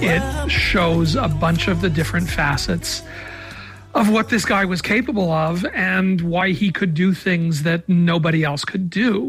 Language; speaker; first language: English; native; English